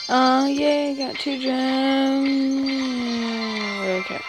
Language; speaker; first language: English; native; English